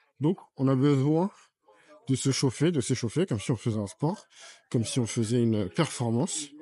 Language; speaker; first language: French; native; French